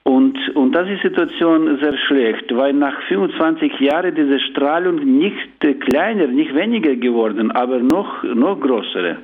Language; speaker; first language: German; non-native, learner; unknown